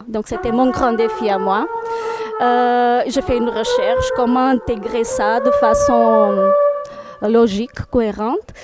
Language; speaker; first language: French; non-native, fluent; Portuguese